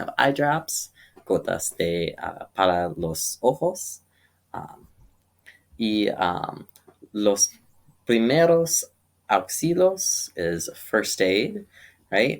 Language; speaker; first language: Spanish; non-native, learner; English